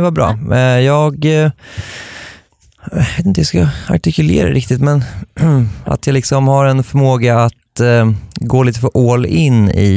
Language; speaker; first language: Swedish; native; Swedish